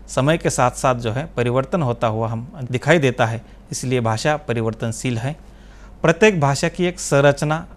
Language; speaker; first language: Hindi; non-native, local second language; Marathi